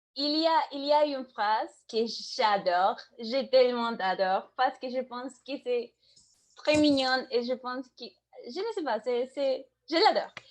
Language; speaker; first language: French; non-native, learner; Spanish